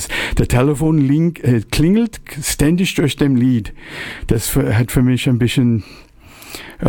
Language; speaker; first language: German; non-native, fluent; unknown